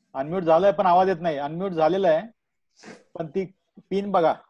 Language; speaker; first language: Hindi; non-native, local second language; Marathi